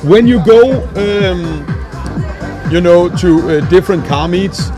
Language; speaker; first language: English; non-native, fluent; Danish